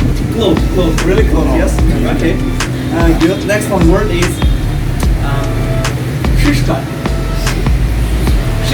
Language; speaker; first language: English; non-native, learner; Russian